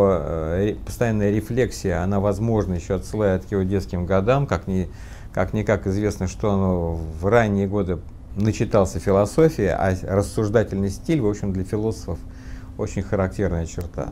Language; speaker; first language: Russian; native; Russian